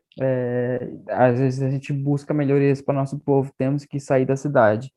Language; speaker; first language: Portuguese; non-native, local second language; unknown